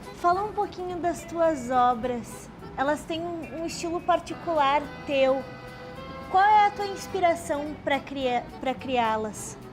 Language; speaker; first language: Portuguese; native; Portuguese